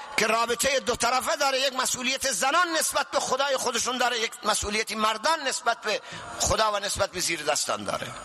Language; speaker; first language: Persian; non-native, local second language; Baluchi